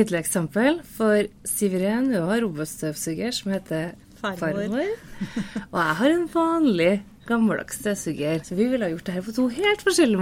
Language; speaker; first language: Norwegian; native; Norwegian